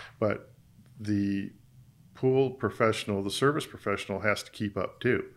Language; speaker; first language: English; native; English